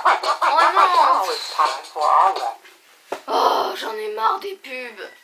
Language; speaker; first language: French; native; French